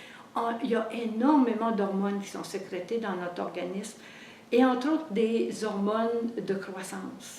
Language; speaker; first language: French; native; French